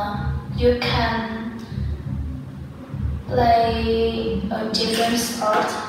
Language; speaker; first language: English; non-native, learner; Vietnamese